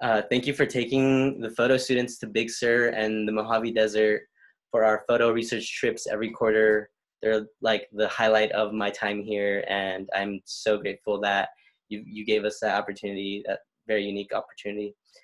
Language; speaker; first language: English; early bilingual, other home language; Spanish